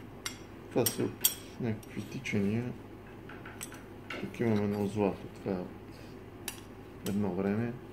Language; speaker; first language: Bulgarian; native; Bulgarian